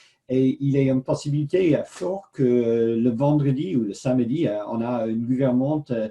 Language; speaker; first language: French; non-native, fluent; English